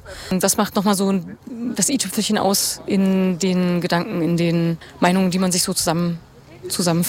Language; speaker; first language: German; native; German